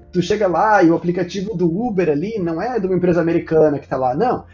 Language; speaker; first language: Portuguese; native; Portuguese